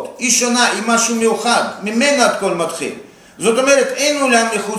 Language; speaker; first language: Hebrew; non-native, fluent; Russian